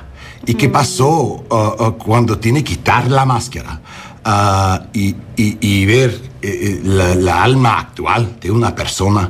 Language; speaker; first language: Spanish; early bilingual, heritage; English